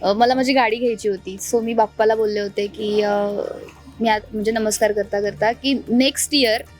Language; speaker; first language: Marathi; native; Marathi